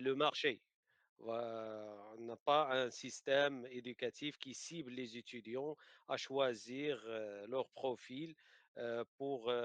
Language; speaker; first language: French; non-native, learner; Arabic